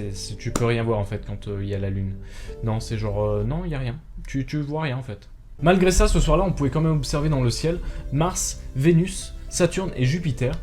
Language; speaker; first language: French; native; French